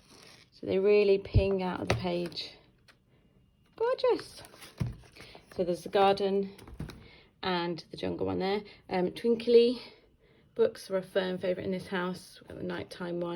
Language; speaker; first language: English; native; English